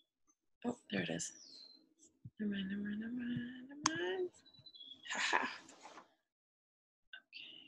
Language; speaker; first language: English; native; English